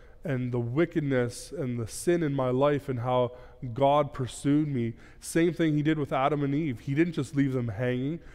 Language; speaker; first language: English; early bilingual, other home language; Plautdietsch